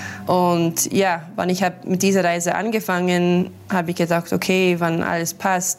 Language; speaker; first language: German; non-native, learner; English